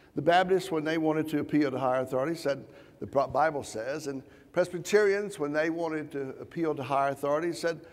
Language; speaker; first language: English; native; English